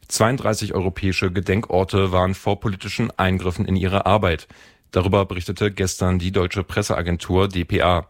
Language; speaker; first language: German; native; German